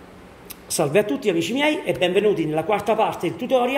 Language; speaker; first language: Italian; native; Italian